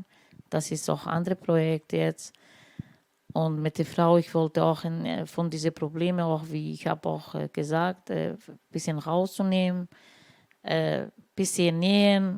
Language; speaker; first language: German; non-native, learner; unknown